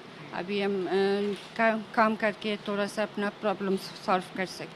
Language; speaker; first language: Hindi; non-native, fluent; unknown